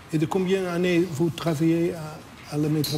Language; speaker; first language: French; non-native, learner; Dutch